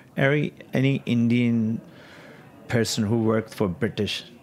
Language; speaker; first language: English; non-native, local second language; Punjabi